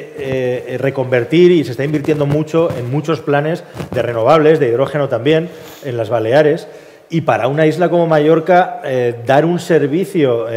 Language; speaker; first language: Spanish; native; Spanish